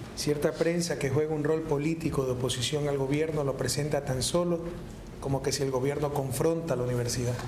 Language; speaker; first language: Spanish; native; Spanish